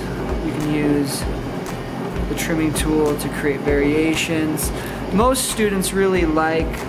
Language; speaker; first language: English; native; English